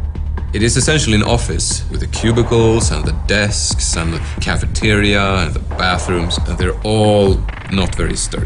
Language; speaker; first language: English; non-native, fluent; Swedish